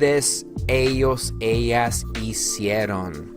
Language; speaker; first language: Spanish; non-native, fluent; English